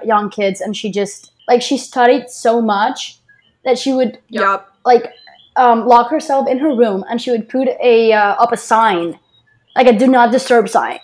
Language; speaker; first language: English; non-native, fluent; Spanish